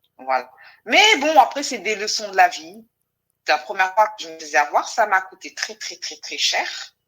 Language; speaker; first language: French; non-native, local second language; Wolof